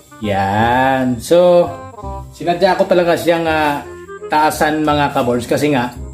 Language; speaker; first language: Filipino; non-native, local second language; Cebuano